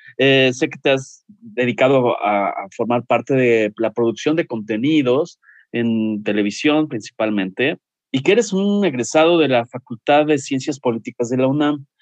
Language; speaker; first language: Spanish; native; Spanish